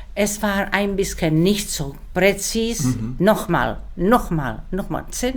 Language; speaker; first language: German; non-native, learner; Czech